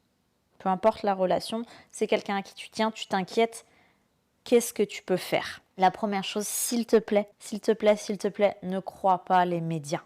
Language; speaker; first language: French; native; French